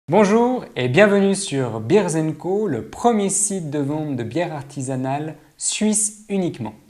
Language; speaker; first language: French; native; French